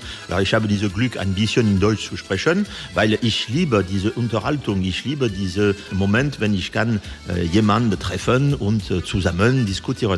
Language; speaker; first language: German; non-native, fluent; French